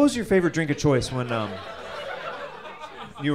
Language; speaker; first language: English; native; English